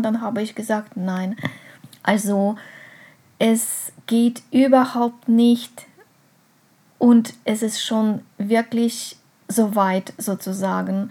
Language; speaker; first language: German; non-native, fluent; Russian